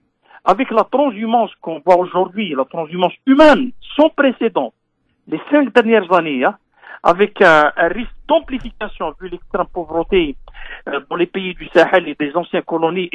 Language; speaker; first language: French; non-native, local second language; Kabyle